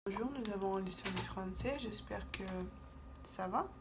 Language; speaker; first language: French; non-native, fluent; Russian